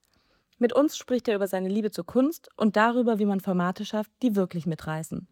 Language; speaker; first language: German; native; German